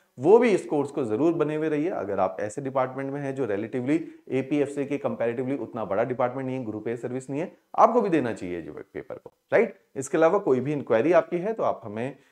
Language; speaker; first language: Hindi; non-native, local second language; Punjabi